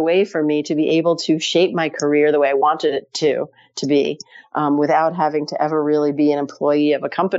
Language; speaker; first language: English; native; English